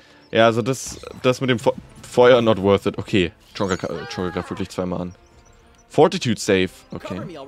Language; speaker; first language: German; native; German